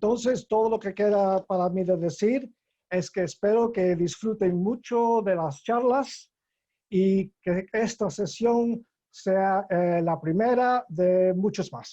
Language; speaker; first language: Spanish; non-native, fluent; English